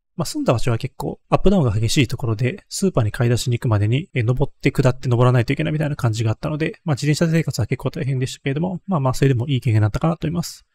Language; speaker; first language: Japanese; native; Japanese